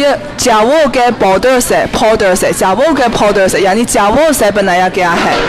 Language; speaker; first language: Hindi; non-native, fluent; Chinese